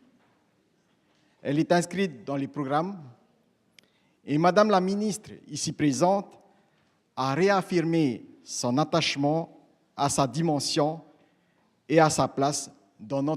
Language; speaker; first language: French; native; French